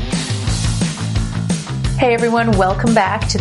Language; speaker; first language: English; native; English